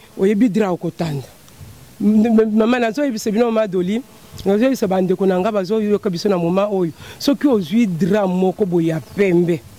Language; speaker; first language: Lingala; non-native, local second language; Luba-Lulua